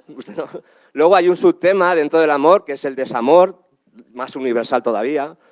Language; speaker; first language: Spanish; native; Spanish